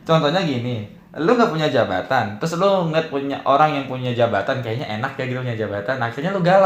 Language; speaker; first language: Indonesian; native; Indonesian